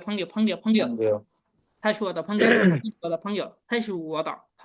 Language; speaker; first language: Chinese; non-native, fluent; Bangla